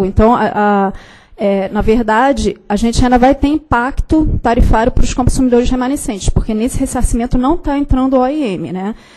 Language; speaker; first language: Portuguese; native; Portuguese